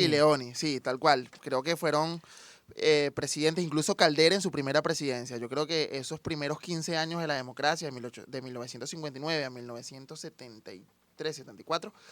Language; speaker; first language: Spanish; native; Spanish